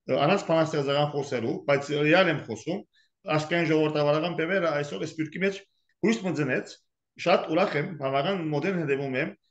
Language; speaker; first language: Armenian; early bilingual, heritage; Armenian